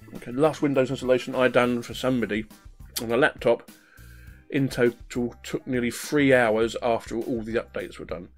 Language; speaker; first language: English; native; English